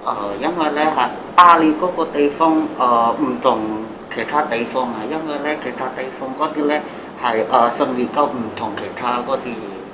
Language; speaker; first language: Cantonese; non-native, fluent; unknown